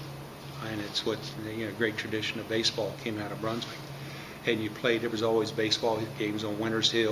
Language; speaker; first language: English; native; English